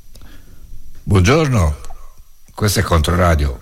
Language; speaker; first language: Italian; native; Italian